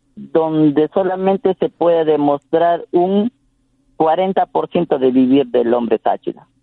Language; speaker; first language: Spanish; non-native, local second language; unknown